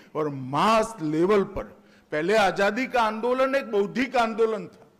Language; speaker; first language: Hindi; non-native, local second language; Gujarati